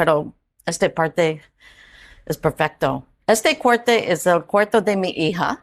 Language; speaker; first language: Spanish; non-native, learner; English